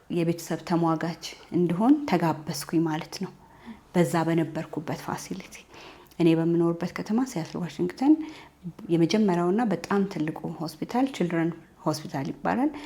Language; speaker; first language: Amharic; native; Amharic